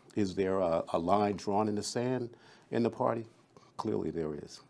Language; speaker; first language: English; native; English